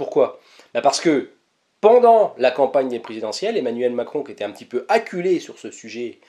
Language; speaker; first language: French; native; French